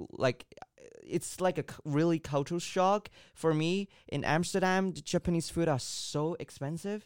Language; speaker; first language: English; non-native, local second language; Cantonese